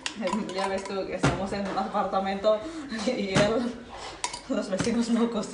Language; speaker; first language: Spanish; non-native, learner; Indonesian